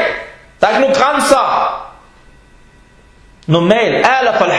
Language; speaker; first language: Danish; early bilingual, other home language; Arabic